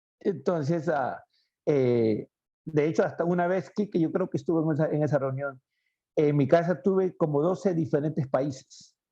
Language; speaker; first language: Spanish; native; Spanish